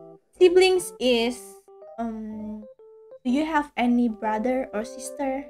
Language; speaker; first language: English; non-native, learner; Indonesian